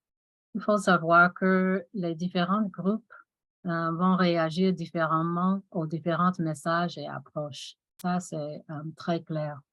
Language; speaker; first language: French; non-native, fluent; English